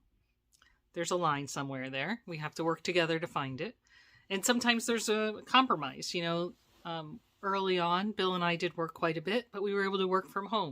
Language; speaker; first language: English; native; English